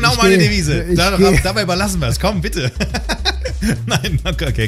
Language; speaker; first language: German; native; German